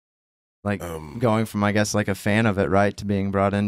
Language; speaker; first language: English; native; English